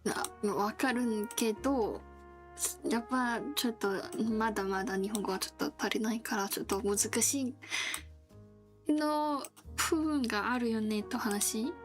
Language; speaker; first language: Japanese; non-native, learner; Korean